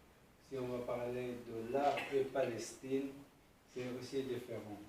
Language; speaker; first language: French; non-native, fluent; Arabic